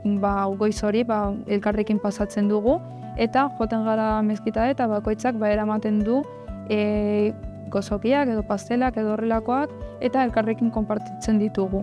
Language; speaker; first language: Basque; early bilingual, other home language; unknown